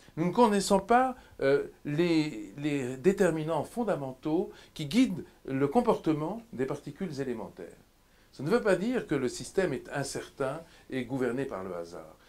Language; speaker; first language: French; native; French